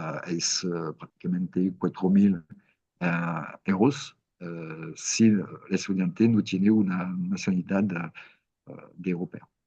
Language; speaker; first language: Spanish; non-native, learner; French